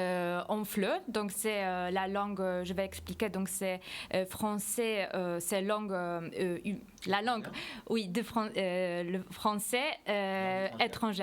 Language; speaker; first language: French; non-native, fluent; Polish